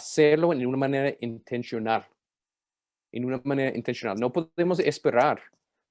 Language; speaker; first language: Spanish; non-native, fluent; English